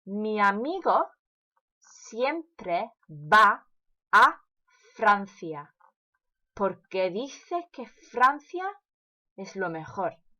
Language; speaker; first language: Spanish; non-native, fluent; English